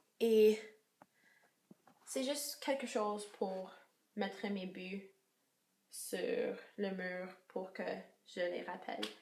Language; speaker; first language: French; non-native, local second language; English